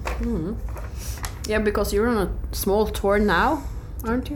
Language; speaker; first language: English; non-native, learner; Norwegian